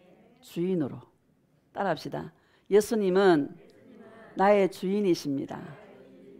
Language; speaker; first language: Korean; native; Korean